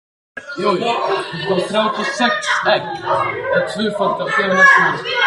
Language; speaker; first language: Icelandic; non-native, local second language; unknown